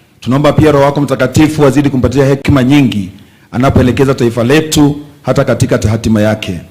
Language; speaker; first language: Swahili; non-native, local second language; Kikuyu